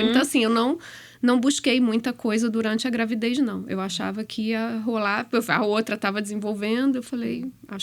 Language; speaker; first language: Portuguese; native; Portuguese